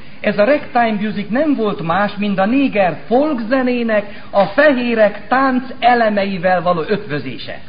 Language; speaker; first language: Hungarian; native; Hungarian